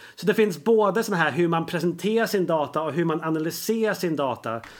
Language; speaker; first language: Swedish; non-native, fluent; English